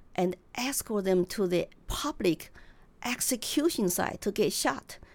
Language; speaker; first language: English; non-native, fluent; Chinese